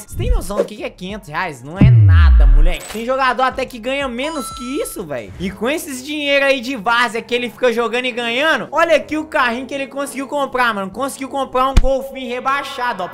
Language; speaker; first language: Portuguese; native; Portuguese